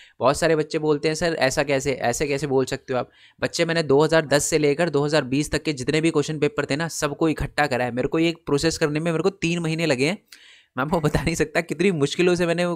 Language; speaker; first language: Hindi; native; Hindi